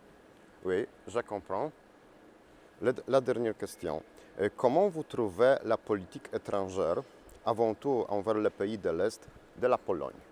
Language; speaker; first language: French; non-native, learner; Polish